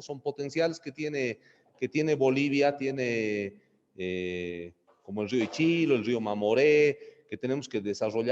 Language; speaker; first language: Spanish; native; Spanish